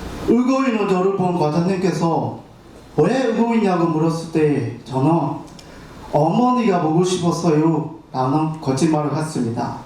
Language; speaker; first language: Korean; non-native, learner; Burmese